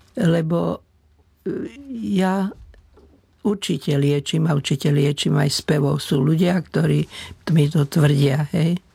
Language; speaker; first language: Slovak; native; Slovak